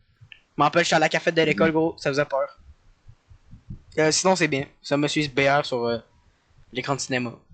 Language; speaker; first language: French; native; French